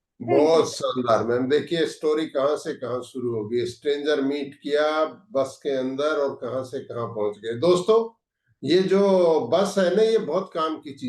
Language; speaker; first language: Hindi; native; Hindi